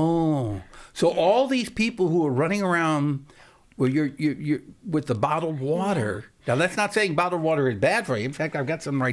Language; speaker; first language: English; native; English